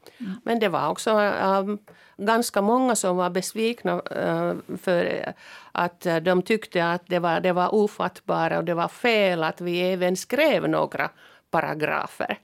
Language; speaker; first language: Swedish; non-native, local second language; Finnish